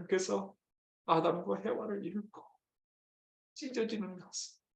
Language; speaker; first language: Korean; native; Korean